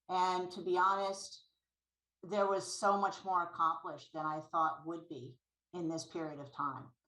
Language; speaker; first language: English; native; English